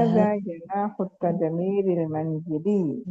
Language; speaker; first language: Arabic; non-native, learner; Indonesian